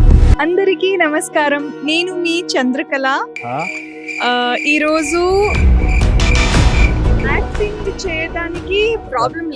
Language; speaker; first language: Telugu; non-native, learner; Kannada